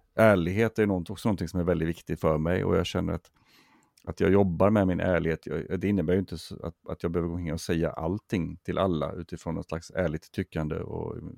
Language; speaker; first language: Swedish; native; Swedish